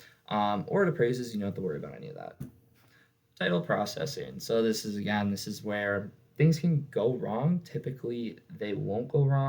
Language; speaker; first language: English; native; English